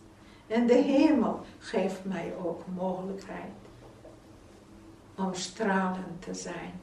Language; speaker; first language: Dutch; non-native, fluent; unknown